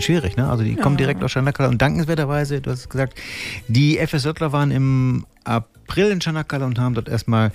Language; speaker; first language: German; native; German